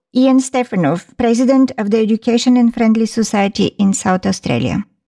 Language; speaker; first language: English; non-native, fluent; Bulgarian